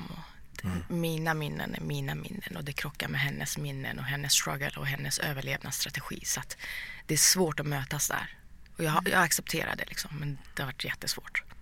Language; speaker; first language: Swedish; early bilingual, other home language; Persian